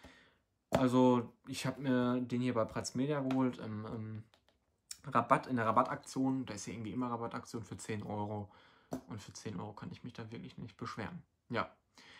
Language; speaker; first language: German; native; German